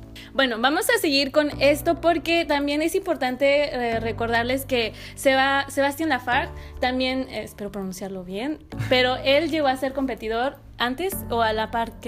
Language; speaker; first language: Spanish; native; Spanish